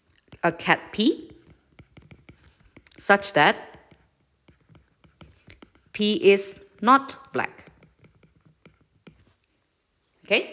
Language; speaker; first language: English; non-native, fluent; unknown